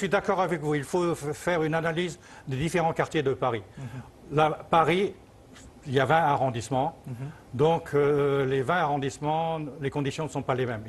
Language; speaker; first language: French; early bilingual, other home language; Chinese